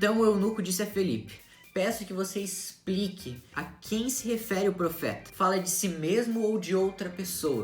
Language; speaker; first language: Portuguese; native; Portuguese